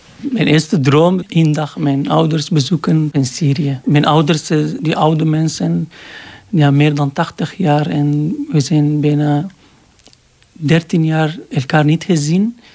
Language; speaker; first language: Dutch; non-native, learner; Arabic